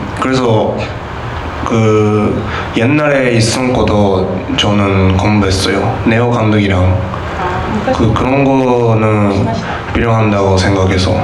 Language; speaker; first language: Korean; non-native, learner; Japanese